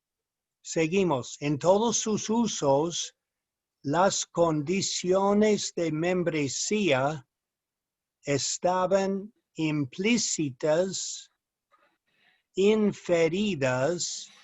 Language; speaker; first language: Spanish; non-native, fluent; English